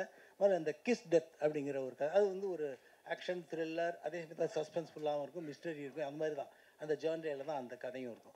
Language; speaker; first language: Tamil; native; Tamil